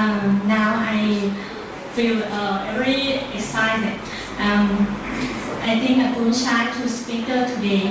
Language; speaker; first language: English; non-native, learner; Thai